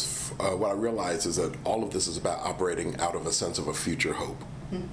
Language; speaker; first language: English; native; English